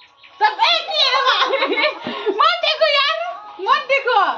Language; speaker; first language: Hindi; non-native, local second language; Assamese